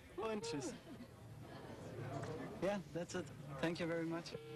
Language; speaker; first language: English; non-native, fluent; German